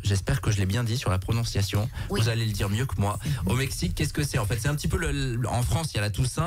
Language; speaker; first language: French; native; French